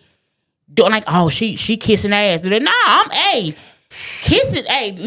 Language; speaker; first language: English; native; English